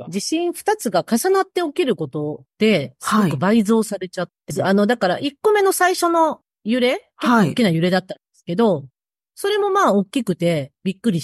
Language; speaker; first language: Japanese; native; Japanese